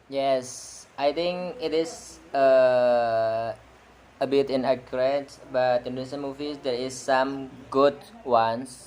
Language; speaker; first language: English; non-native, learner; Indonesian